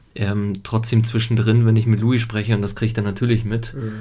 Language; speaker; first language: German; early bilingual, other home language; Italian